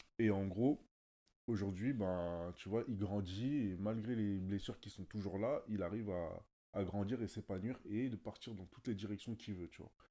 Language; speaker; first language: French; native; French